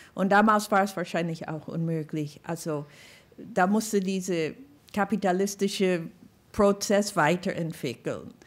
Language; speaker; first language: German; non-native, fluent; English